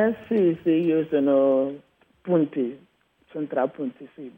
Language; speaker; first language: Italian; non-native, learner; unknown